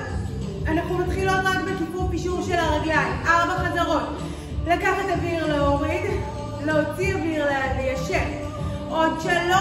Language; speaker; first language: Hebrew; native; Hebrew